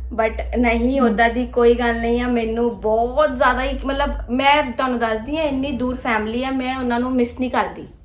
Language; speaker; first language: Punjabi; early bilingual, heritage; Punjabi